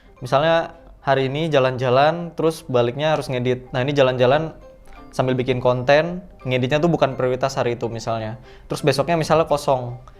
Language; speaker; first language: Indonesian; native; Indonesian